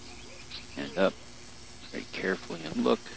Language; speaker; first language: English; native; English